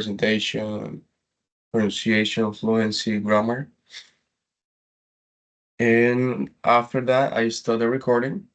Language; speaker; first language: English; non-native, fluent; Spanish